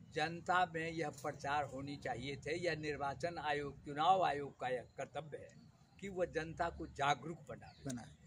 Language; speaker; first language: Hindi; native; Hindi